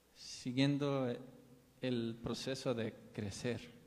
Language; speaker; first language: Spanish; non-native, fluent; English